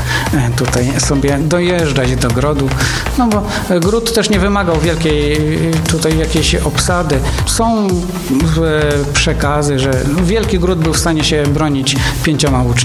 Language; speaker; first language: Polish; native; Polish